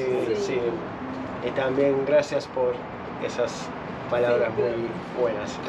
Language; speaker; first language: Spanish; non-native, fluent; Turkish